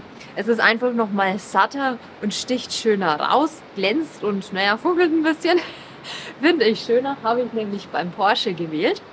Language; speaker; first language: German; native; German